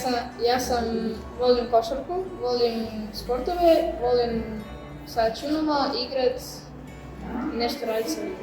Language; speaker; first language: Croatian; non-native, learner; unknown